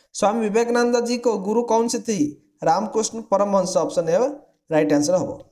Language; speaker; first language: Hindi; non-native, local second language; Odia